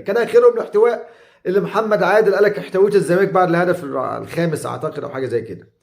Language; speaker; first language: Arabic; native; Arabic